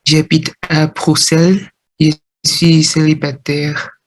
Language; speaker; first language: French; non-native, learner; Vietnamese